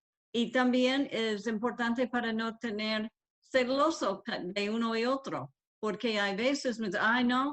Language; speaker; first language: Spanish; non-native, learner; English